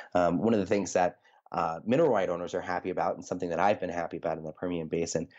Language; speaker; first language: English; native; English